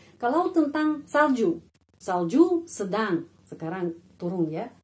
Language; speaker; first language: Indonesian; non-native, fluent; Russian